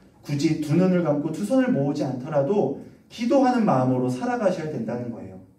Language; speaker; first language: Korean; native; Korean